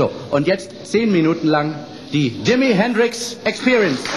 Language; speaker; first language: German; native; German